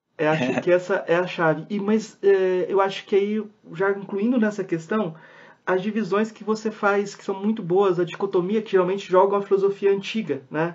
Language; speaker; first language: Portuguese; native; Portuguese